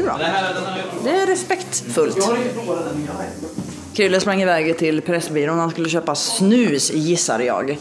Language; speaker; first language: Swedish; native; Swedish